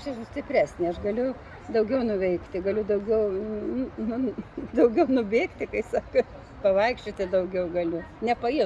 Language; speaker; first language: Lithuanian; native; Lithuanian